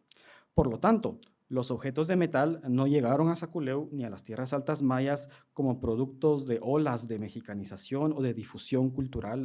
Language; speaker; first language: Spanish; native; Spanish